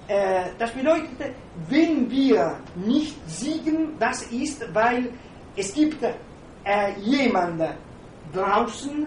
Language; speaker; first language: German; non-native, fluent; Italian